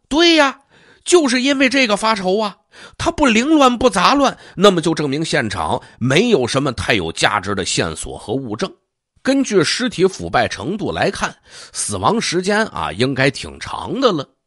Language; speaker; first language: Chinese; native; Chinese